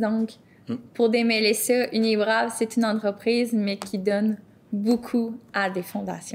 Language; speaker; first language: French; native; French